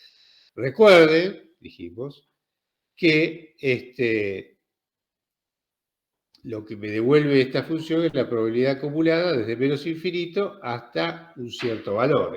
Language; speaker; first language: Spanish; native; Spanish